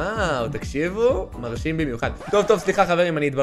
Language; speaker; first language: Hebrew; native; Hebrew